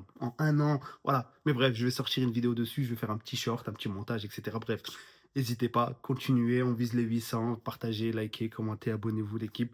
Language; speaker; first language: French; native; French